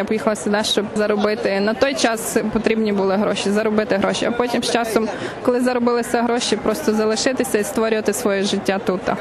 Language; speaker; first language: Ukrainian; native; Ukrainian